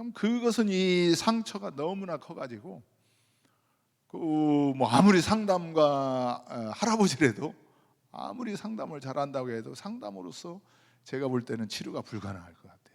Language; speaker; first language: Korean; native; Korean